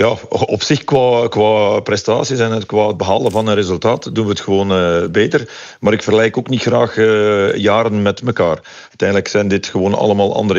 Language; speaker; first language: Dutch; native; Dutch